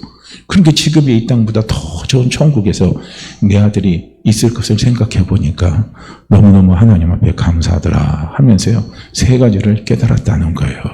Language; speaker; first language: Korean; native; Korean